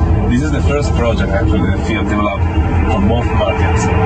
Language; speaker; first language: English; non-native, fluent; Italian